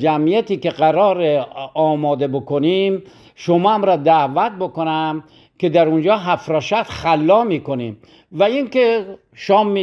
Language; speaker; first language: Persian; native; Persian